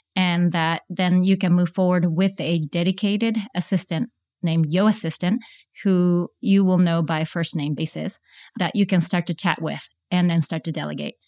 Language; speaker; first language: English; non-native, fluent; Japanese